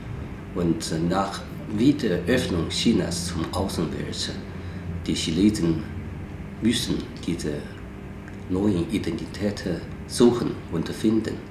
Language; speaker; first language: German; non-native, fluent; Chinese